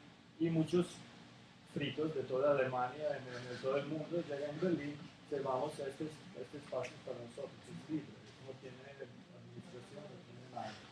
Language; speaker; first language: Spanish; non-native, learner; Serbian